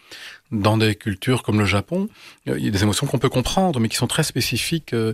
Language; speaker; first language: French; native; French